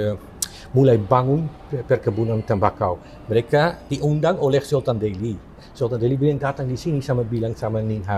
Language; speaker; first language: Indonesian; non-native, fluent; Dutch